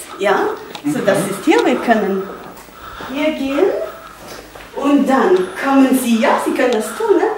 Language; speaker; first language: German; non-native, learner; Dutch